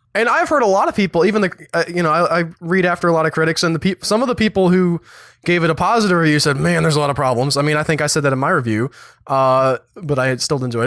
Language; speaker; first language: English; native; English